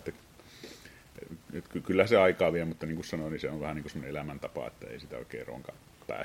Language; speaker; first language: Finnish; native; Finnish